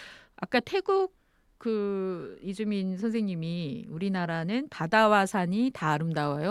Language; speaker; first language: Korean; native; Korean